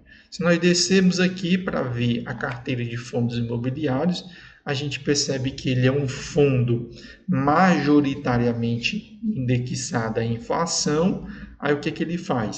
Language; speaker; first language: Portuguese; native; Portuguese